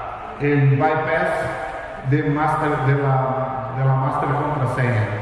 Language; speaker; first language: Spanish; non-native, fluent; Portuguese